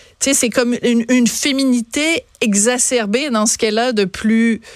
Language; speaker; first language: French; native; French